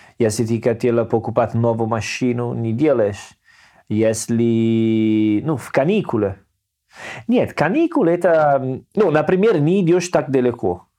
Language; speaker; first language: Russian; non-native, learner; Italian